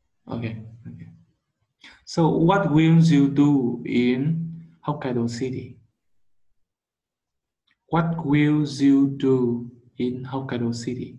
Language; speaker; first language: English; non-native, learner; Vietnamese